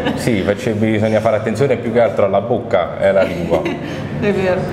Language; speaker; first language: Italian; non-native, local second language; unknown